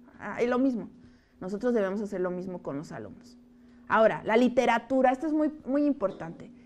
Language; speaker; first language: Spanish; native; Spanish